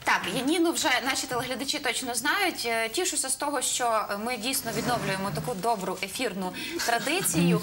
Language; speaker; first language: Ukrainian; native; Ukrainian